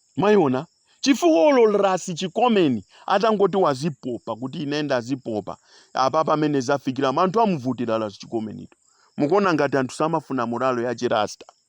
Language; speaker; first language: Nyanja; non-native, local second language; Tumbuka